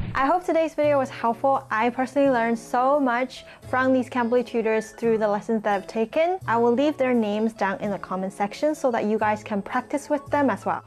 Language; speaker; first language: English; non-native, fluent; Chinese